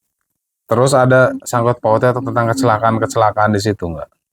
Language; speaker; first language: Indonesian; native; Indonesian